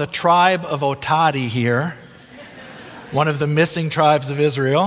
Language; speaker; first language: English; native; English